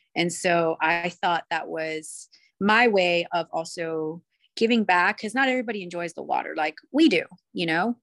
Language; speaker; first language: English; early bilingual, other home language; Spanish